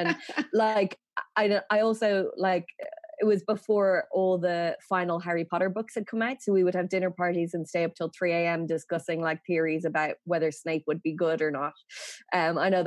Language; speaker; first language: English; native; English